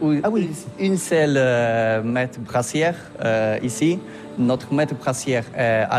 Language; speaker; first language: French; non-native, learner; Polish